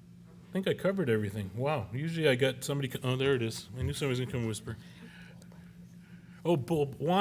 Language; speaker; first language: English; native; English